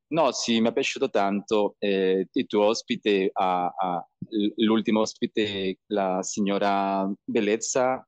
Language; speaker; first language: Italian; non-native, learner; Spanish